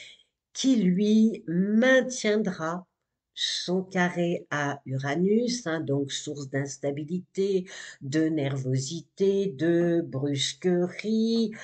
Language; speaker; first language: French; native; French